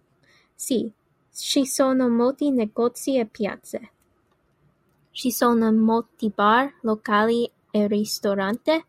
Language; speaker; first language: Italian; non-native, learner; English